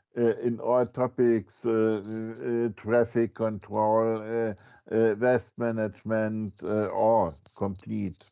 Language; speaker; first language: English; non-native, fluent; German